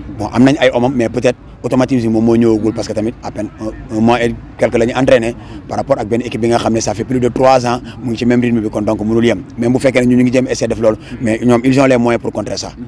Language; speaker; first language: Wolof; native; Wolof